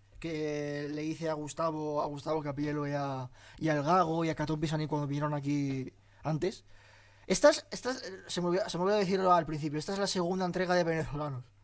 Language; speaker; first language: Spanish; early bilingual, other home language; Arabic